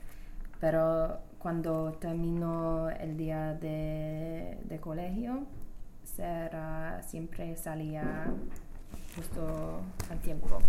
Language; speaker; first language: Spanish; non-native, learner; English